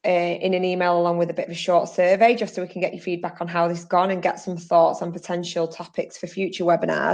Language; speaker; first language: English; native; English